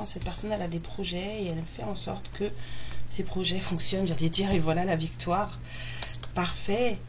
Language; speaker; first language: French; native; French